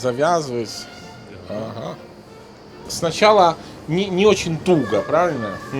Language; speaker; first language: Russian; non-native, fluent; Italian